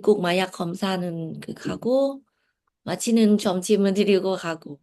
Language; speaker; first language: Korean; non-native, learner; Lao